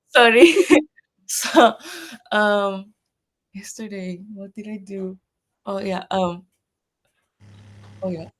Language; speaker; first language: English; non-native, fluent; Japanese